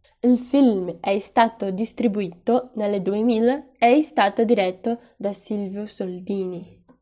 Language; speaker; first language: Italian; non-native, fluent; Portuguese